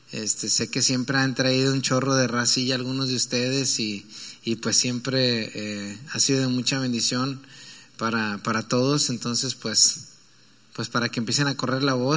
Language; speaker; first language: Spanish; native; Spanish